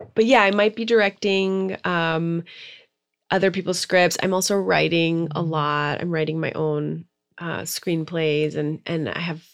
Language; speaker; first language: English; native; English